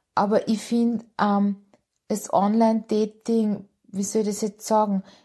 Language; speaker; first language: German; early bilingual, other home language; Hungarian